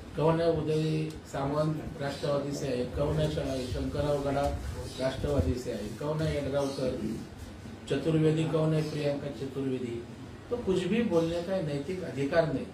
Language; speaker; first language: Hindi; non-native, local second language; Marathi